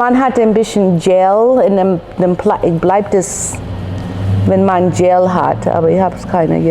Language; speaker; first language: German; non-native, learner; English